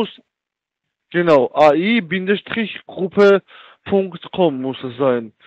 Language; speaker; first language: German; non-native, learner; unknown